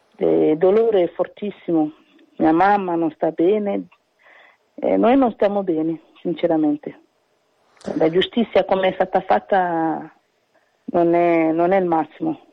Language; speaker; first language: Italian; early bilingual, other home language; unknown